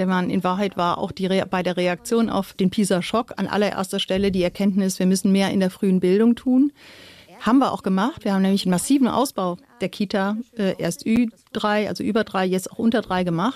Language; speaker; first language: German; native; German